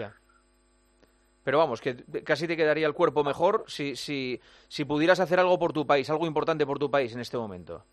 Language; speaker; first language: Spanish; native; Spanish